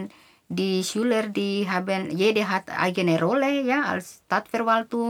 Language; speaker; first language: German; non-native, fluent; Indonesian